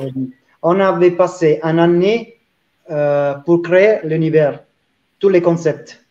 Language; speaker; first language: French; non-native, learner; Italian